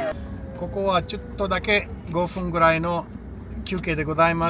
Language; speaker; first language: Japanese; non-native, fluent; Urdu